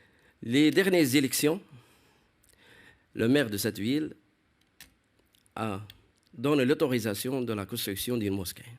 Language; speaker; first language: French; non-native, fluent; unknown